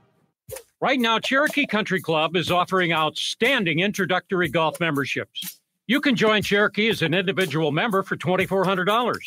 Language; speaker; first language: English; native; English